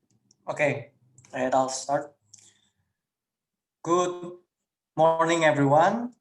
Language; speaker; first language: English; non-native, fluent; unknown